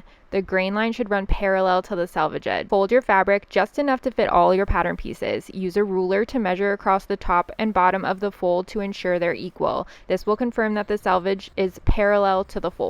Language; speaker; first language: English; native; English